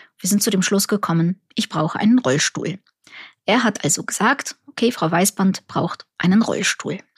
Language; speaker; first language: German; early bilingual, other home language; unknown